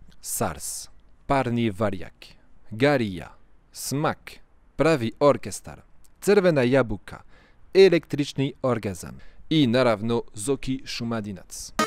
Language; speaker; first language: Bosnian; non-native, fluent; French